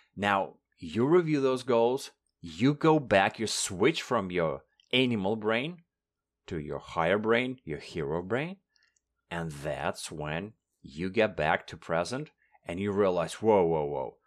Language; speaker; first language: English; non-native, fluent; Russian